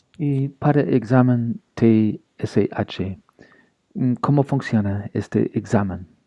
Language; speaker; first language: Spanish; non-native, learner; English